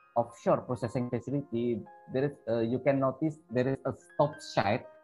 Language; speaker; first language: English; non-native, fluent; Indonesian